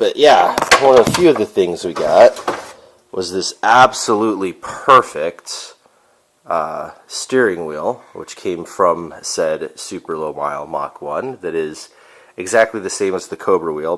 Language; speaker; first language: English; native; English